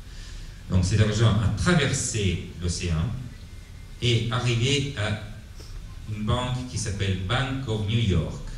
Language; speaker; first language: French; non-native, fluent; Italian